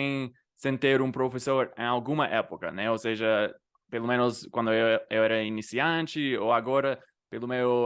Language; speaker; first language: Portuguese; non-native, fluent; English